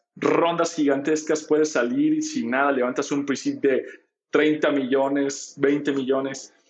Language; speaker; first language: Spanish; native; Spanish